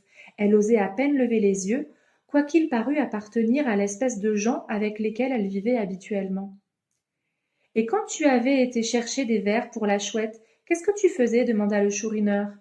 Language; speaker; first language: French; native; French